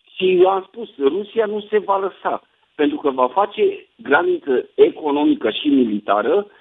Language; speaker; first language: Romanian; native; Romanian